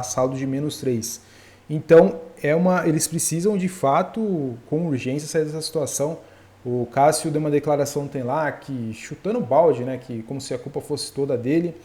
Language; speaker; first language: Portuguese; native; Portuguese